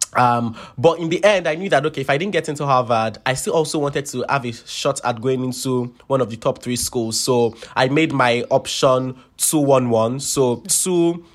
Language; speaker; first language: English; non-native, local second language; Yoruba